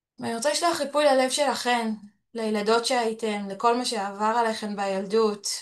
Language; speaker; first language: Hebrew; early bilingual, other home language; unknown